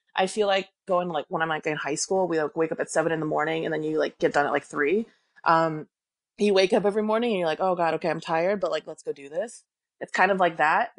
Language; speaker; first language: English; early bilingual, other home language; Korean